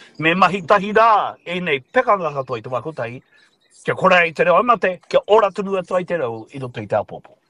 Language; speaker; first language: Māori; non-native, local second language; English